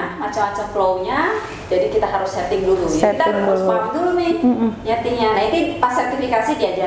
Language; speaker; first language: Indonesian; native; Indonesian